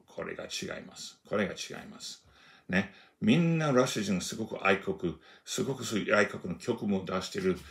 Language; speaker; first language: Japanese; non-native, fluent; English